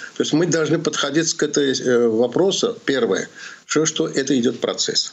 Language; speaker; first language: Russian; non-native, local second language; Azerbaijani